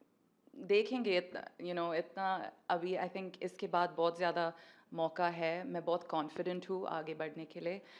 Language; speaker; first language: Hindi; non-native, learner; English